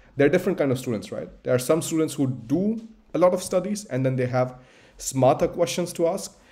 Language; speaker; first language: English; non-native, local second language; Hindi